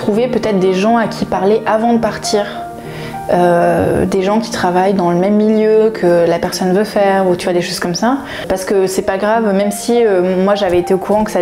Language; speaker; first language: French; native; French